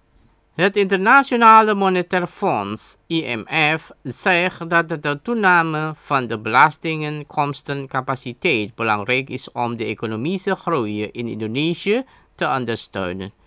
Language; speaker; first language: Dutch; non-native, learner; Indonesian